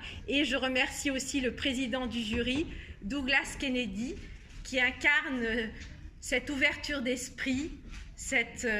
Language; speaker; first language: French; native; French